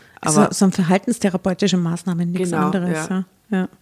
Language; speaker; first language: German; native; German